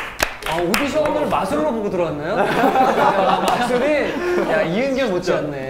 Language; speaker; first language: Korean; native; Korean